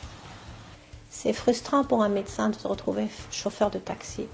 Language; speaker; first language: French; non-native, local second language; Arabic